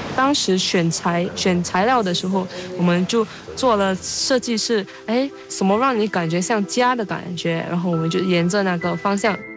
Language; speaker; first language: Chinese; non-native, fluent; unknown